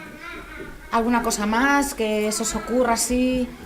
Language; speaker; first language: Spanish; native; Spanish